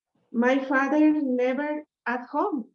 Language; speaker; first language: English; non-native, learner; Spanish